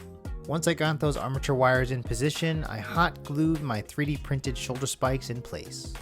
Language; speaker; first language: English; native; English